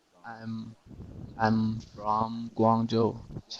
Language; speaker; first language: English; non-native, learner; Chinese